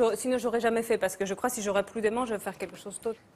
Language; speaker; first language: French; non-native, fluent; Georgian